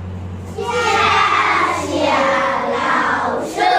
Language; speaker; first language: Chinese; non-native, learner; Lao